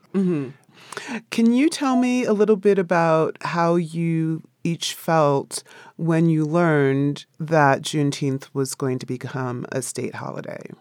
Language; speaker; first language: English; native; English